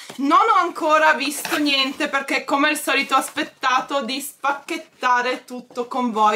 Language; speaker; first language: Italian; native; Italian